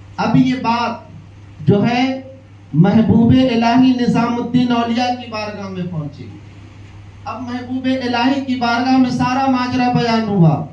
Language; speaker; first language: Urdu; native; Urdu